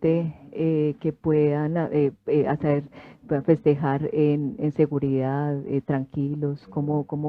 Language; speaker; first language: Spanish; non-native, fluent; French